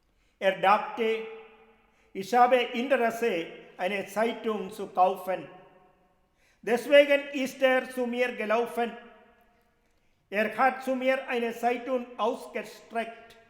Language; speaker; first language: German; non-native, fluent; Malayalam